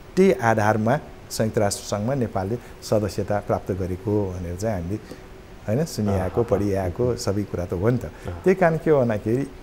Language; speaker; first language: Nepali; non-native, local second language; Newari